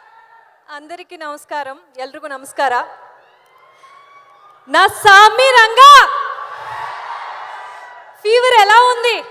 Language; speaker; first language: Telugu; non-native, learner; Kannada